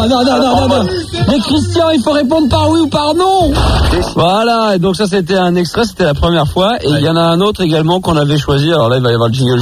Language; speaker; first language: French; native; French